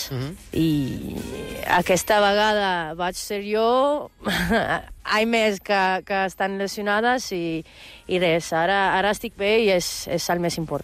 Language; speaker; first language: Catalan; non-native, fluent; Portuguese